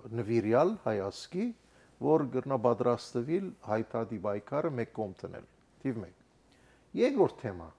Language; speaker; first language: Armenian; native; Armenian